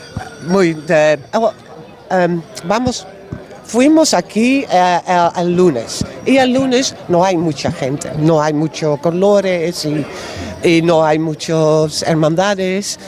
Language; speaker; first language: Spanish; non-native, learner; Dutch